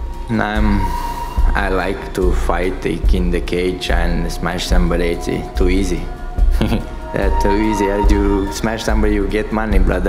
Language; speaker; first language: English; non-native, learner; Chechen